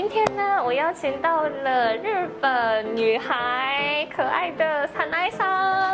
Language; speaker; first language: Chinese; non-native, fluent; Japanese